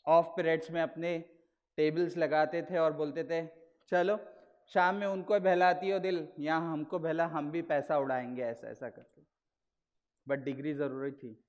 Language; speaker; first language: Hindi; non-native, local second language; Marathi